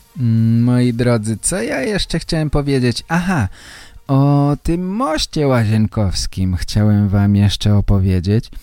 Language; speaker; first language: Polish; native; Polish